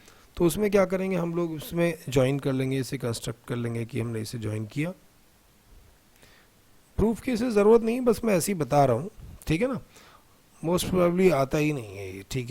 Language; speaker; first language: Hindi; native; Hindi